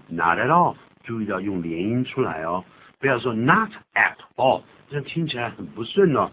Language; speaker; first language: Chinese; native; Chinese